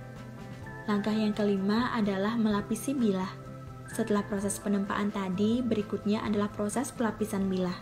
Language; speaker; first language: Indonesian; native; Indonesian